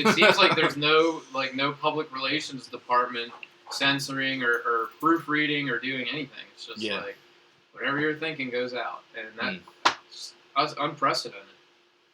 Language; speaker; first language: English; native; English